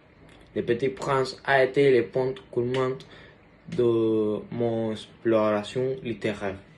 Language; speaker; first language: French; non-native, learner; Spanish